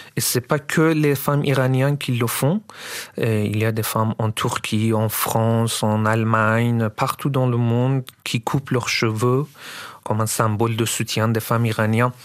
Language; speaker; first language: French; non-native, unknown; Persian